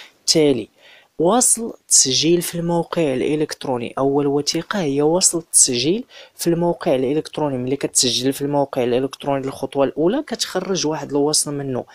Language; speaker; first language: Arabic; native; Arabic